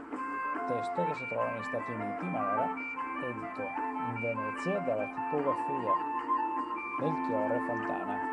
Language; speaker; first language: Italian; native; Italian